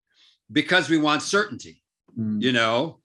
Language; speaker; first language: English; native; English